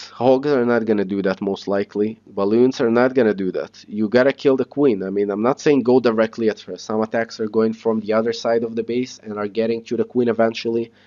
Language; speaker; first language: English; non-native, fluent; Hebrew